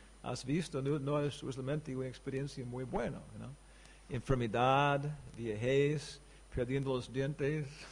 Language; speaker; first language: Spanish; non-native, learner; English